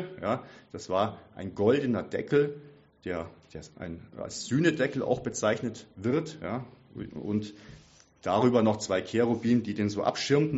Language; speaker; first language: German; native; German